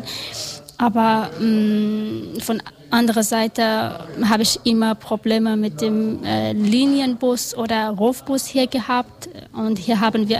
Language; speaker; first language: German; non-native, learner; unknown